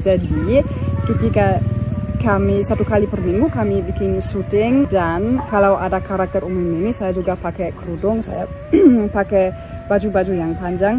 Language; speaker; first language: Indonesian; non-native, fluent; German